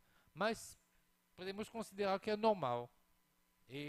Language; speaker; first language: Portuguese; non-native, fluent; French